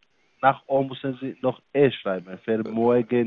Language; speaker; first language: German; non-native, fluent; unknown